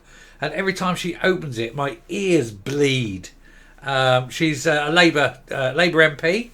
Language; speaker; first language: English; native; English